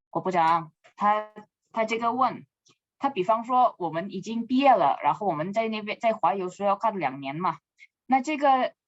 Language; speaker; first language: Chinese; non-native, fluent; Indonesian